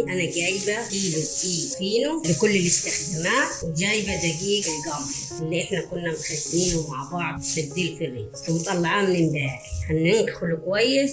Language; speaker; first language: Arabic; native; Arabic